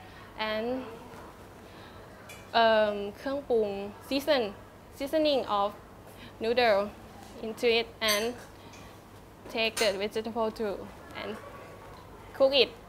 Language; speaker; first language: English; non-native, learner; Thai